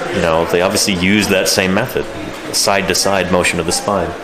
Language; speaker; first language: English; native; English